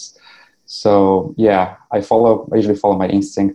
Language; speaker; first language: English; non-native, fluent; Portuguese